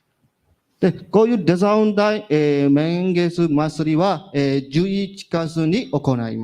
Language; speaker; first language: Japanese; non-native, learner; Burmese